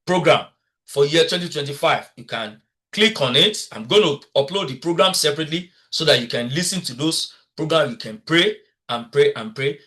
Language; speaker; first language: English; non-native, local second language; Yoruba